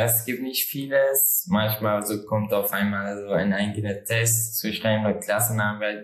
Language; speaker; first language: German; non-native, learner; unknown